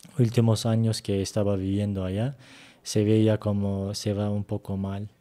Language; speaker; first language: Spanish; non-native, fluent; Turkish